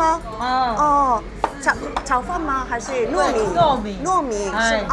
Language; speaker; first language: Chinese; non-native, learner; Japanese